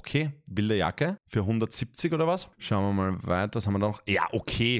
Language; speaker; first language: German; native; German